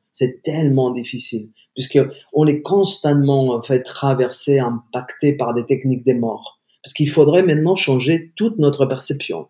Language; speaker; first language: French; non-native, fluent; Spanish